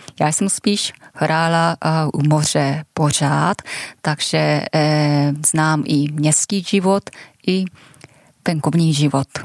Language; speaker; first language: Czech; non-native, fluent; Japanese